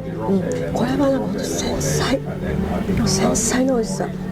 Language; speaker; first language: Japanese; native; Japanese